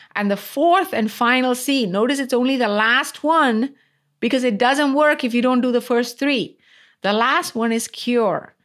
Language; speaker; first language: English; non-native, local second language; Tamil